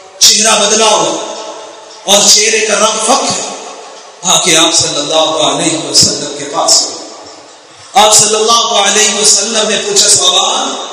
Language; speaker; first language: Urdu; native; Urdu